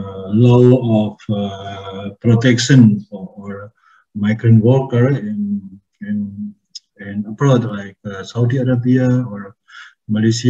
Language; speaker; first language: English; non-native, learner; Indonesian